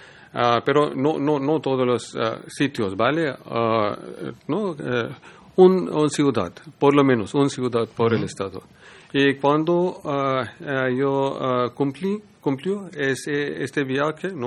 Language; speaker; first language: Spanish; non-native, learner; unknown